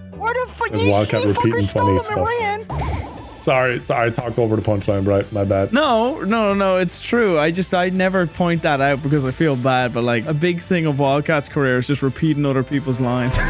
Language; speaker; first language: English; native; English